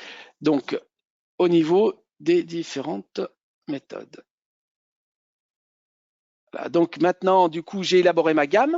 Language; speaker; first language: French; native; French